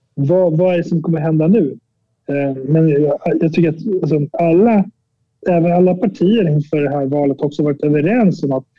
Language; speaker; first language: Swedish; early bilingual, other home language; Albanian